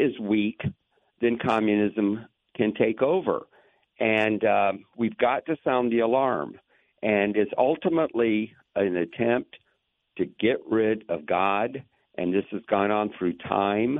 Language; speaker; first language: English; native; English